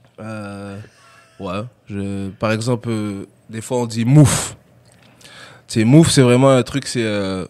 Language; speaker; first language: French; early bilingual, other home language; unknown